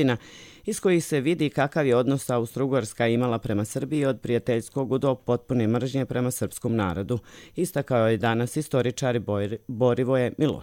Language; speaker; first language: Croatian; native; Croatian